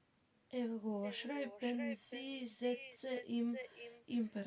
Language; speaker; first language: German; non-native, fluent; Macedonian